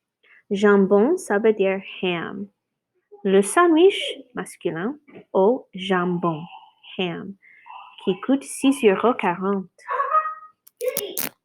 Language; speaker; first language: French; non-native, fluent; English